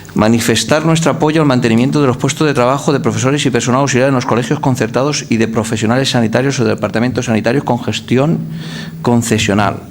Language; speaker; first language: Spanish; non-native, local second language; Catalan